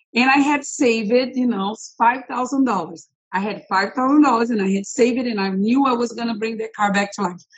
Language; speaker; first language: English; non-native, fluent; Portuguese